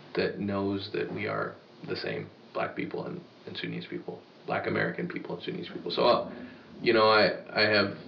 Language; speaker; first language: English; native; English